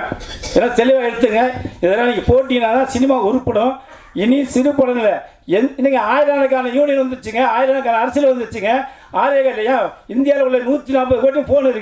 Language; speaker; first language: Tamil; native; Tamil